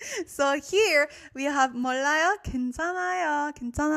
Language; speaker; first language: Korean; non-native, learner; French